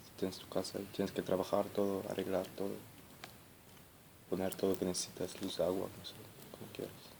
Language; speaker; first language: Spanish; non-native, learner; German